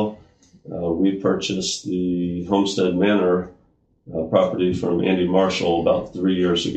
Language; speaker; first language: English; native; English